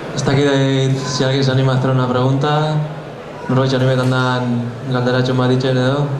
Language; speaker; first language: Spanish; non-native, local second language; Basque